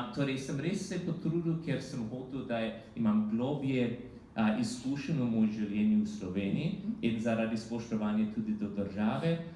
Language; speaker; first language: Slovenian; non-native, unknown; English